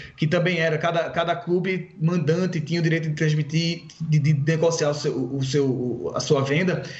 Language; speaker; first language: Portuguese; native; Portuguese